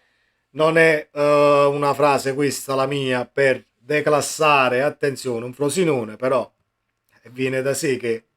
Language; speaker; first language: Italian; native; Italian